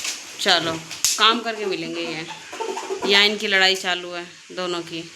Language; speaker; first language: Hindi; native; Hindi